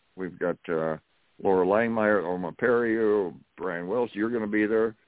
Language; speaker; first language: English; native; English